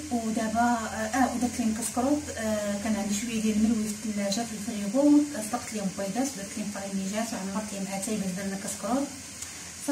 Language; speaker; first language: Arabic; native; Arabic